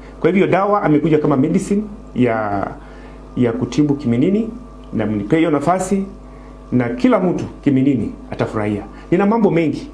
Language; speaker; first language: Swahili; non-native, local second language; Luyia